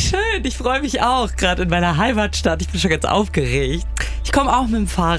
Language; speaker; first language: German; native; German